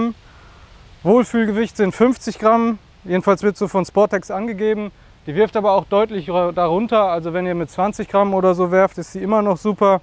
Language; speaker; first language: German; native; German